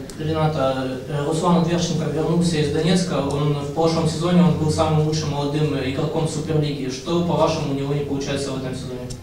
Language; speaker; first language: Russian; native; Russian